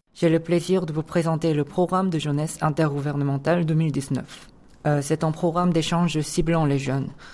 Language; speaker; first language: French; non-native, fluent; Korean